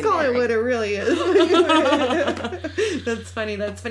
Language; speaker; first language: English; native; English